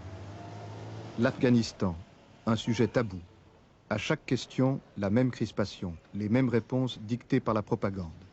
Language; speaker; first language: French; native; French